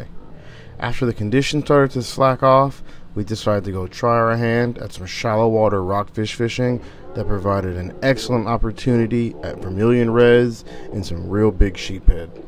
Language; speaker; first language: English; native; English